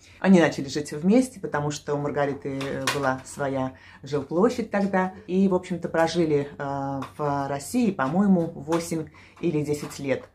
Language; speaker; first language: Russian; native; Russian